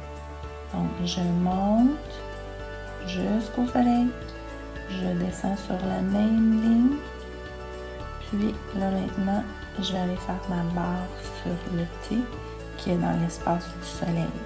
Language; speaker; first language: French; native; French